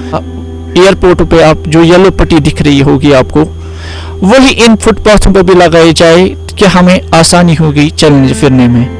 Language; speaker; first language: Urdu; non-native, local second language; Kashmiri